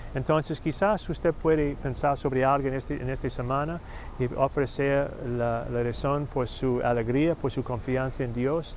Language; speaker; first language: Spanish; non-native, learner; English